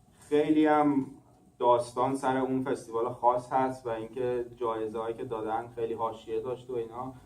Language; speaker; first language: Persian; early bilingual, heritage; English